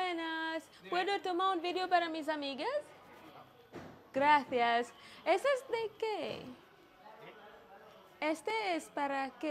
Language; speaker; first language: Spanish; non-native, learner; Swahili